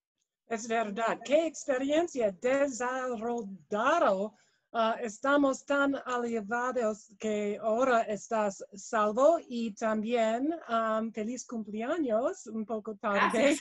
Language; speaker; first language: Spanish; non-native, learner; English